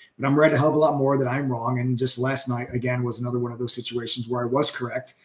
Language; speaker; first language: English; native; English